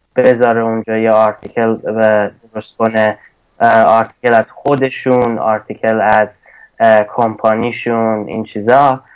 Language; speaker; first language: Persian; early bilingual, heritage; Persian